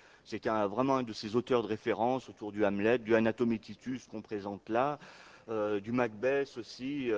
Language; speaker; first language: French; native; French